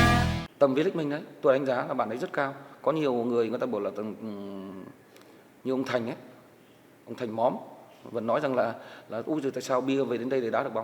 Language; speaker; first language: Vietnamese; native; Vietnamese